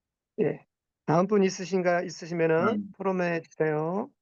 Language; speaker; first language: Korean; native; Korean